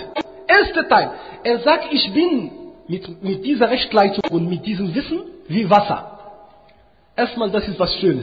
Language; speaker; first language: German; non-native, fluent; Arabic